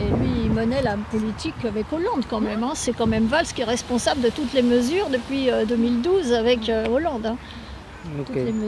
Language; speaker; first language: French; native; French